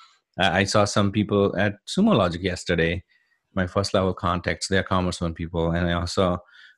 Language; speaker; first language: English; non-native, local second language; Punjabi